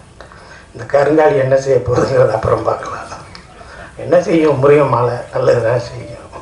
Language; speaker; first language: Tamil; native; Tamil